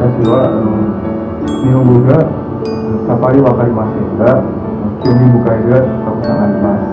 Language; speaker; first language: Japanese; non-native, learner; Indonesian